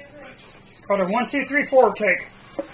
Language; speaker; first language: English; native; English